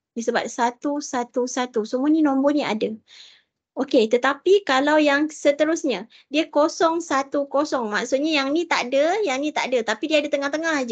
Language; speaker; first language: Malay; native; Malay